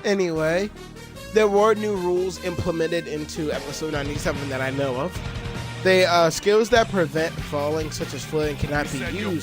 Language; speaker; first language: English; native; English